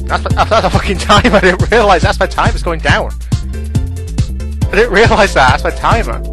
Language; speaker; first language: English; native; English